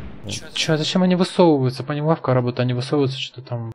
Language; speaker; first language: Russian; native; Russian